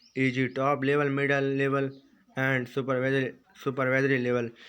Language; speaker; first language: English; non-native, local second language; Urdu